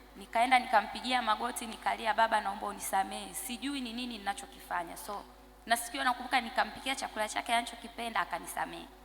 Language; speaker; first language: Swahili; native; Swahili